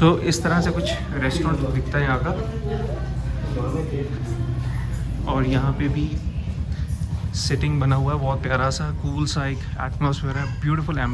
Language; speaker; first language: Hindi; native; Hindi